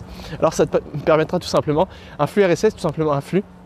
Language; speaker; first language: French; native; French